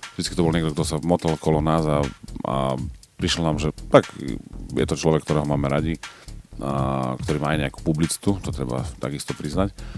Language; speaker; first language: Slovak; native; Slovak